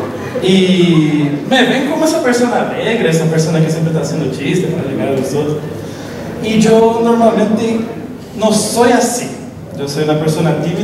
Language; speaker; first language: Spanish; non-native, local second language; Portuguese